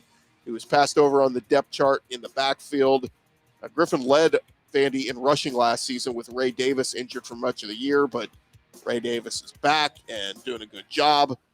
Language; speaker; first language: English; native; English